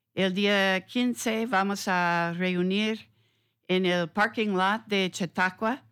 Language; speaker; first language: Spanish; non-native, fluent; English